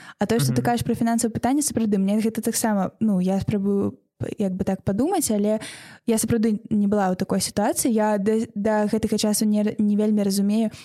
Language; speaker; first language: Belarusian; non-native, local second language; Russian